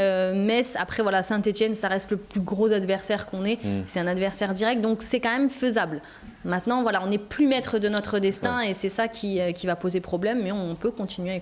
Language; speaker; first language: French; native; French